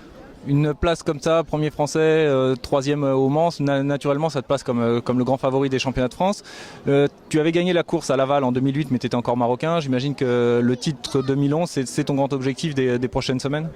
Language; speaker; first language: French; native; French